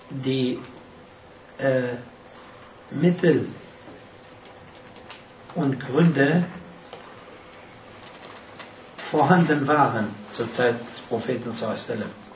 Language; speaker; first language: German; non-native, fluent; Arabic